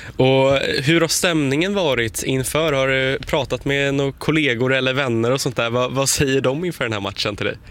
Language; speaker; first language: Swedish; native; Swedish